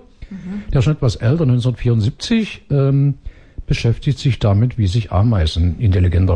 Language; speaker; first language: German; native; German